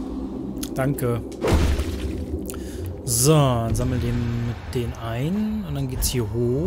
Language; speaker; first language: German; native; German